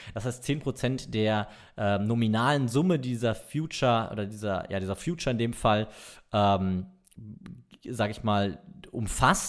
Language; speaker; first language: German; native; German